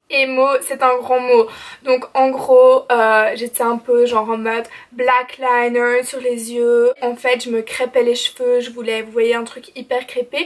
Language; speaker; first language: French; native; French